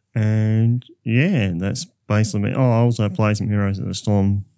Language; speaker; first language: English; native; English